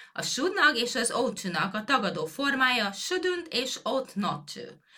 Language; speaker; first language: Hungarian; native; Hungarian